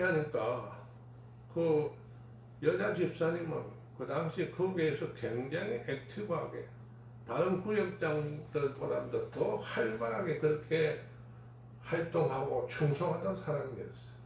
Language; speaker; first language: Korean; native; Korean